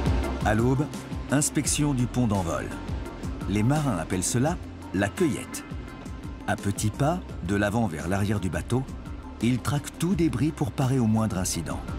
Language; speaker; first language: French; native; French